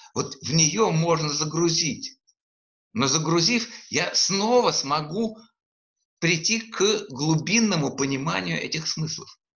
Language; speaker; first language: Russian; native; Russian